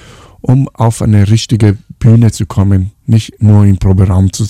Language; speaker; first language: German; non-native, fluent; Italian